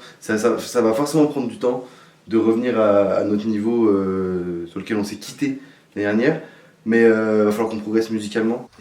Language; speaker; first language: French; native; French